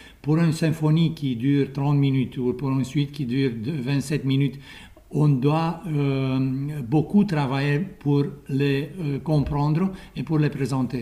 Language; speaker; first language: French; non-native, fluent; Romanian